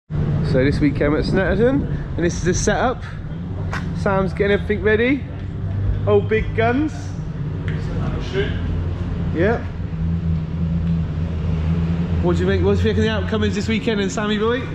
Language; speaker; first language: English; native; English